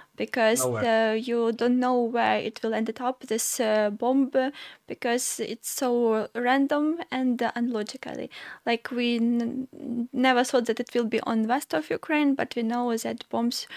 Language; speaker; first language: English; non-native, fluent; Ukrainian